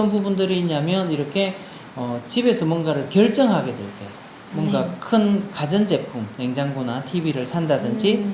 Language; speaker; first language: Korean; non-native, local second language; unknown